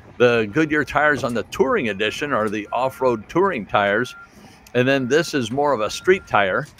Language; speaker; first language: English; native; English